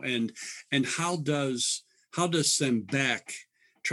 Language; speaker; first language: English; native; English